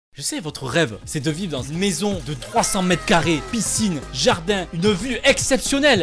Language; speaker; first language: French; native; French